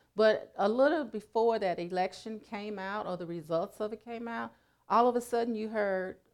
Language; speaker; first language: English; native; English